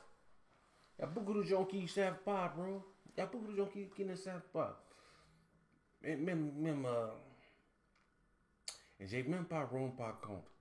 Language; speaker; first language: French; non-native, learner; English